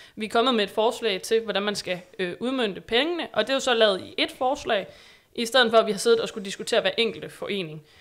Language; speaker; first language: Danish; native; Danish